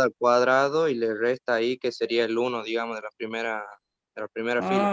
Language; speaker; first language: Spanish; native; Spanish